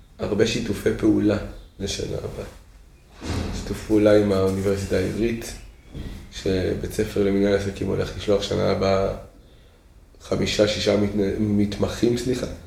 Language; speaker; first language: Hebrew; native; Hebrew